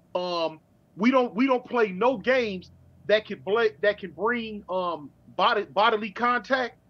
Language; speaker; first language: English; native; English